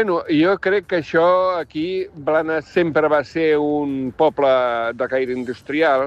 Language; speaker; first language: Catalan; native; Catalan